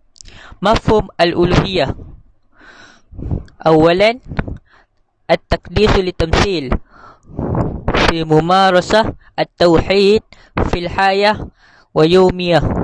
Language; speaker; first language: Arabic; non-native, learner; Malay